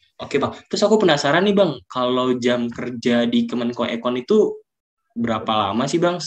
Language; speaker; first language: Indonesian; native; Indonesian